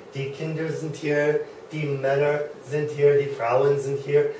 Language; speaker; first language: German; non-native, fluent; English